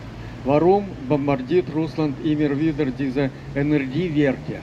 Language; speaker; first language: German; non-native, fluent; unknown